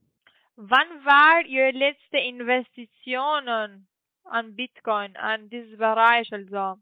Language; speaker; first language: German; non-native, learner; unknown